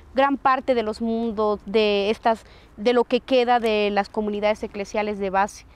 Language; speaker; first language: Spanish; native; Spanish